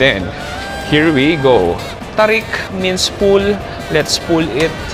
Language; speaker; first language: English; non-native, local second language; Filipino